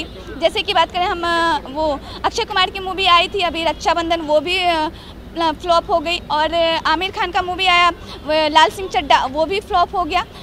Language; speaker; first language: Hindi; native; Hindi